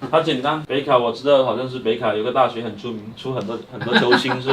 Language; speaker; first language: Chinese; native; Chinese